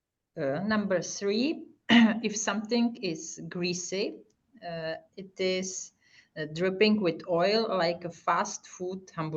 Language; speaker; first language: English; non-native, fluent; Hungarian